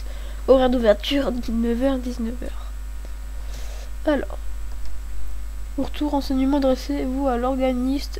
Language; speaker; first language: French; native; French